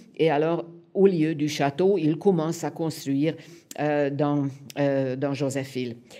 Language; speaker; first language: French; non-native, fluent; Hungarian